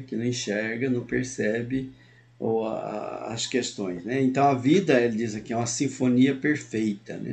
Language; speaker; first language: Portuguese; native; Portuguese